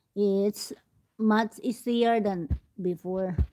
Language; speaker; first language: English; non-native, local second language; Cebuano